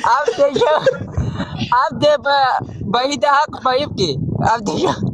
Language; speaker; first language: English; non-native, learner; Oromo